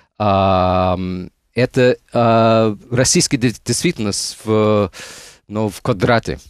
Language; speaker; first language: Russian; non-native, fluent; English